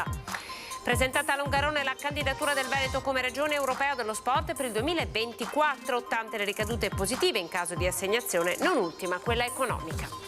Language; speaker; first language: Italian; native; Italian